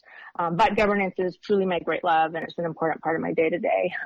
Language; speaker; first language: English; native; English